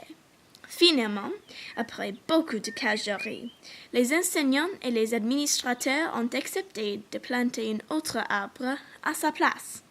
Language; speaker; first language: French; non-native, learner; English